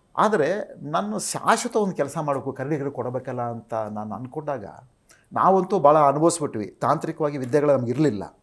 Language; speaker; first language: Kannada; native; Kannada